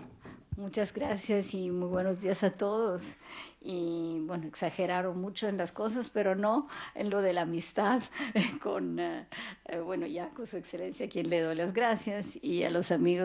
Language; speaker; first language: Spanish; non-native, fluent; Italian